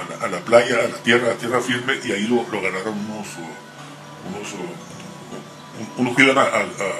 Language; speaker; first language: Spanish; native; Spanish